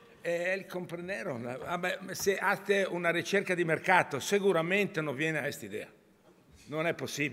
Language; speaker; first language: Spanish; non-native, learner; Italian